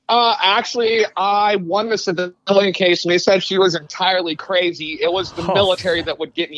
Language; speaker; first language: English; native; English